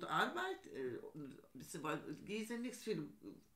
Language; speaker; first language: German; non-native, learner; Turkish